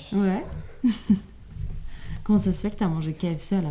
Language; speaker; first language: French; native; French